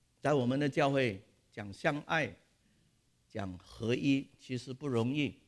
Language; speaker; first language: Chinese; non-native, local second language; Cantonese